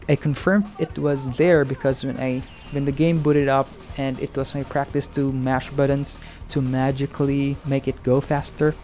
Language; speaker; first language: English; non-native, local second language; Hiligaynon